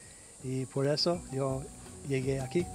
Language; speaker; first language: Spanish; non-native, learner; English